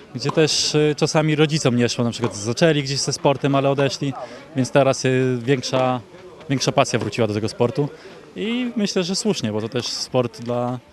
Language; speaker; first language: Polish; native; Polish